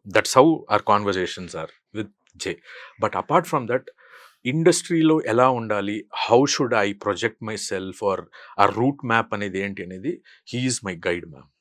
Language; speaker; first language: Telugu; native; Telugu